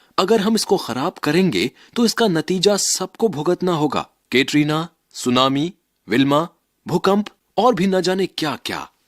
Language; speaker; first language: Hindi; native; Hindi